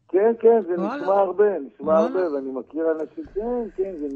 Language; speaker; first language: Hebrew; native; Hebrew